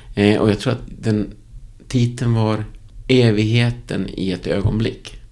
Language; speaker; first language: Swedish; early bilingual, other home language; Spanish